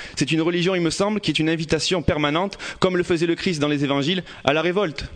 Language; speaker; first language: French; native; French